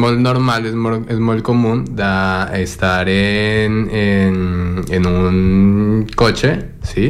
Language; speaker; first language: Catalan; non-native, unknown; Spanish